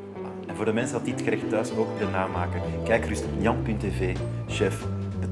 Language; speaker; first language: Dutch; native; Dutch